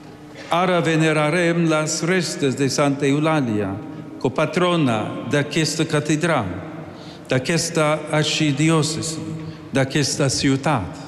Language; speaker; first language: Catalan; non-native, learner; English